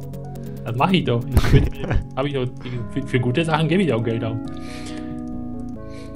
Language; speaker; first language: German; native; German